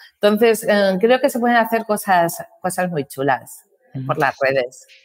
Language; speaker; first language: Spanish; native; Spanish